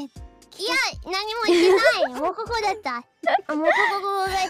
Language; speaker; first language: Japanese; non-native, fluent; English